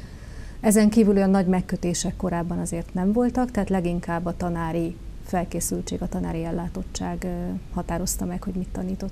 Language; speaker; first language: Hungarian; native; Hungarian